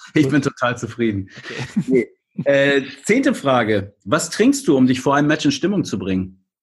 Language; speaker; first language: German; native; German